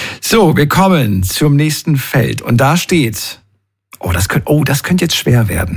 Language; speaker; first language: German; native; German